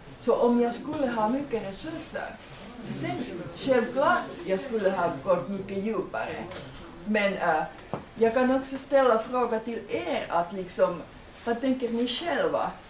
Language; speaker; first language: Swedish; non-native, local second language; Finnish